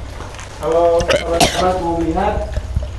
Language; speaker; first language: Indonesian; native; Indonesian